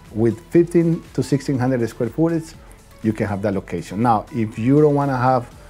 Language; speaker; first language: English; non-native, fluent; Spanish